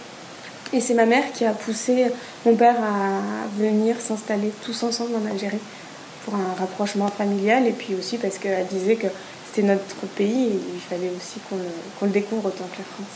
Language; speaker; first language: French; native; French